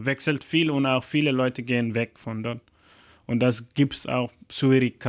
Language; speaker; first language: German; non-native, learner; Fula